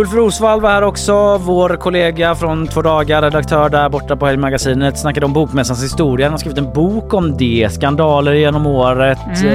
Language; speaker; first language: Swedish; native; Swedish